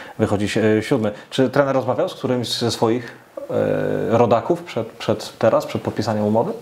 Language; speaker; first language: Polish; native; Polish